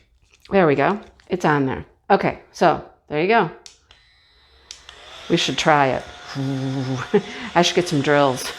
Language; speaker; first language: English; native; English